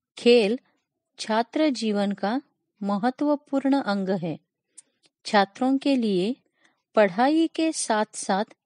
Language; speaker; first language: Hindi; non-native, local second language; Kannada